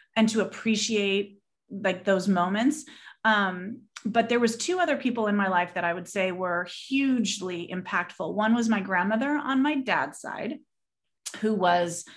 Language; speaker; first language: English; native; English